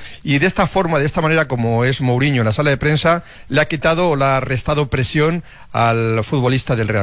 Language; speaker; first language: Spanish; native; Spanish